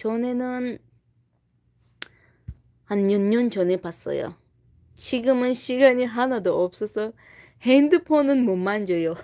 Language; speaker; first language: Korean; non-native, fluent; Tajik